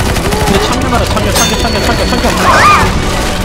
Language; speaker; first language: Korean; native; Korean